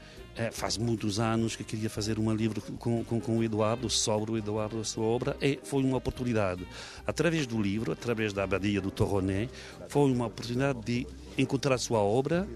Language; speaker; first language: Portuguese; non-native, fluent; French